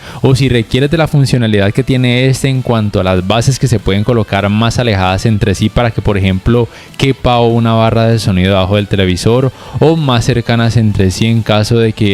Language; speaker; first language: Spanish; native; Spanish